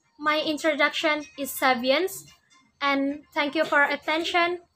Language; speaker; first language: English; non-native, learner; Indonesian